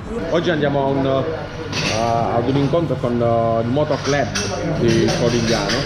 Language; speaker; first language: Italian; native; Italian